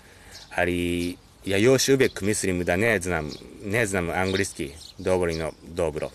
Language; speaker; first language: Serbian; non-native, learner; Japanese